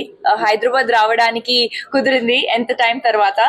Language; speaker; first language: Telugu; non-native, fluent; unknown